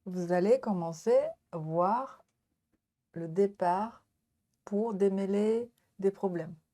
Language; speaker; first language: French; non-native, learner; Japanese